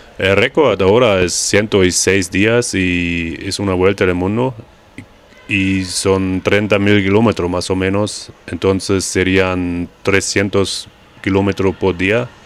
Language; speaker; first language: Spanish; non-native, learner; German